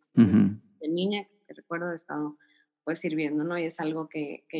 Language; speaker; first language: Spanish; native; Spanish